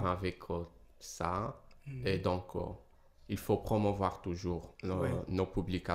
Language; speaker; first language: French; non-native, fluent; Portuguese